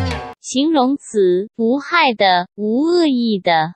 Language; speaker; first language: Chinese; native; Chinese